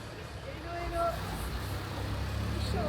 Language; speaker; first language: French; native; French